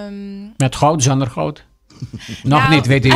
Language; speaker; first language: Dutch; non-native, local second language; Papiamento